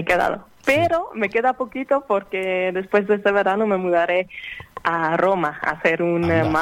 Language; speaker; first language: Spanish; non-native, fluent; Dutch